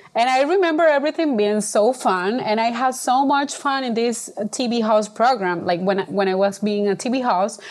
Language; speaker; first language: English; non-native, fluent; Spanish